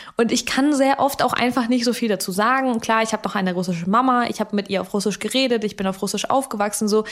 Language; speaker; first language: German; early bilingual, other home language; Russian